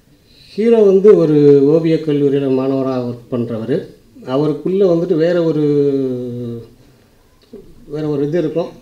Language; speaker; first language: Tamil; native; Tamil